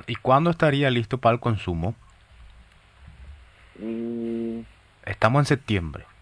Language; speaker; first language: Spanish; native; Spanish